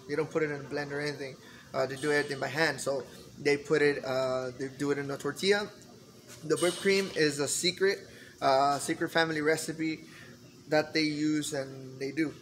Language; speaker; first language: English; early bilingual, other home language; Spanish